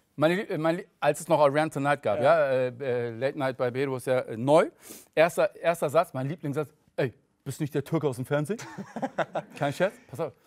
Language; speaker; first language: German; early bilingual, other home language; Turkish